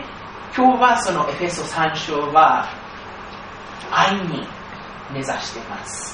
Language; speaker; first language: Japanese; non-native, fluent; English